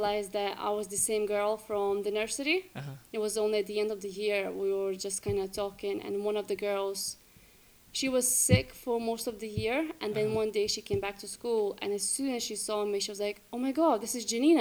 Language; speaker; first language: English; non-native, fluent; Lithuanian